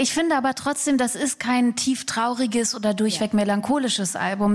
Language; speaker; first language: German; native; German